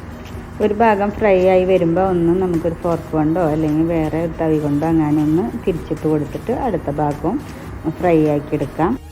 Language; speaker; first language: Malayalam; native; Malayalam